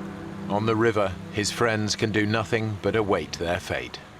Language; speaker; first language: English; native; English